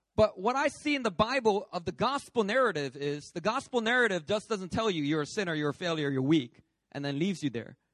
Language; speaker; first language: English; native; English